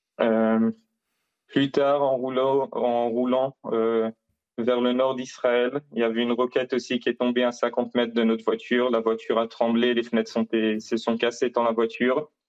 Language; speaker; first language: French; non-native, fluent; Hebrew